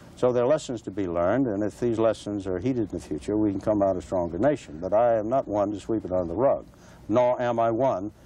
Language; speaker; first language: English; native; English